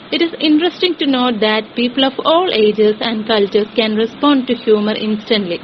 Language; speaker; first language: English; non-native, local second language; Malayalam